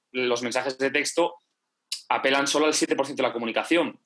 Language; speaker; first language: Spanish; native; Spanish